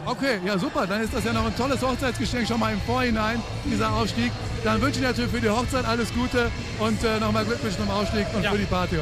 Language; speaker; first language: German; native; German